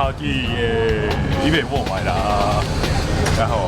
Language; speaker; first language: Chinese; non-native, learner; Japanese